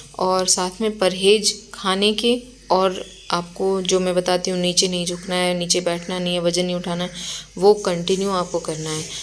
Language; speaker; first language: Hindi; native; Hindi